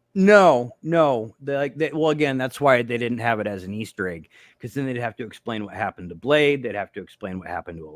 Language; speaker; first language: English; native; English